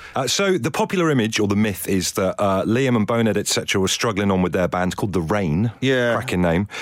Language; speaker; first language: English; native; English